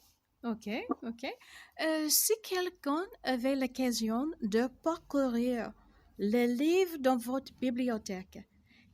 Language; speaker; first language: French; non-native, fluent; English